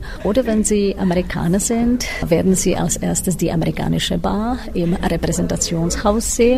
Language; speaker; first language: German; non-native, fluent; Czech